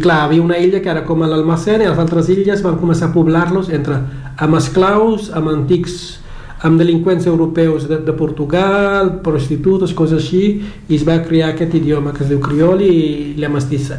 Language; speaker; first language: Catalan; non-native, fluent; Kabuverdianu